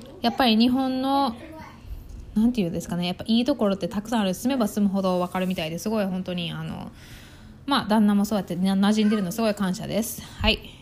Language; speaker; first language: Japanese; native; Japanese